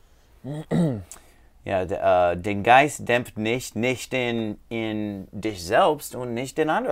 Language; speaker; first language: German; non-native, learner; English